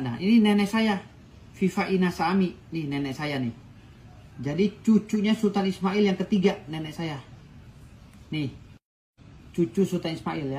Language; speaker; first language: Indonesian; native; Indonesian